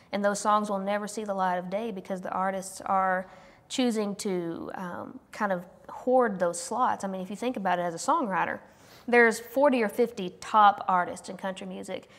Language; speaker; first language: English; native; English